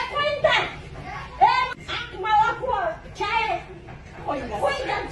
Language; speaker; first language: Kazakh; non-native, learner; Russian